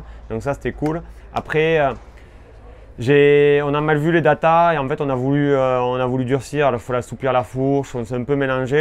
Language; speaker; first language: French; native; French